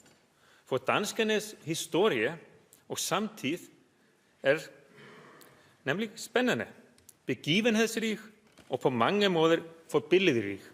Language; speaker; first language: Danish; non-native, fluent; Icelandic